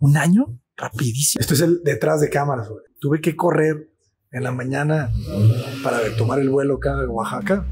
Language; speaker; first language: Spanish; native; Spanish